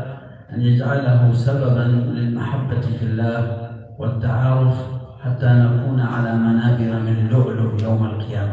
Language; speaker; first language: Arabic; non-native, fluent; Indonesian